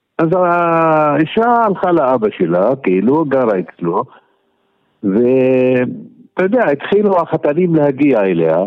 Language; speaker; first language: Hebrew; non-native, local second language; Arabic